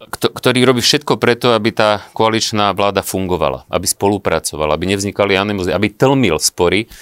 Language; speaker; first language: Slovak; native; Slovak